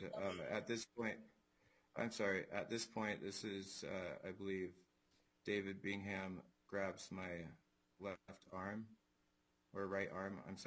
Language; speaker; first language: English; native; English